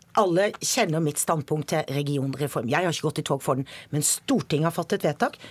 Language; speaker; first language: Norwegian; native; Norwegian